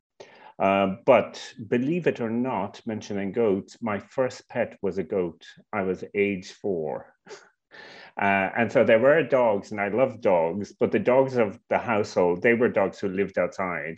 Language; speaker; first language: English; native; English